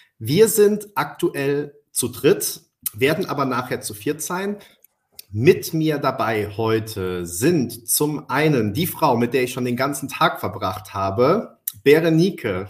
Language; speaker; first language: German; early bilingual, other home language; Spanish